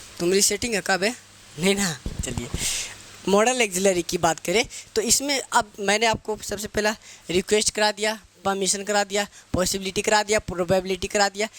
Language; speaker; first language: Hindi; native; Hindi